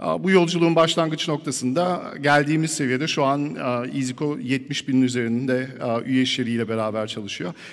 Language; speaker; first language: Turkish; early bilingual, heritage; Turkish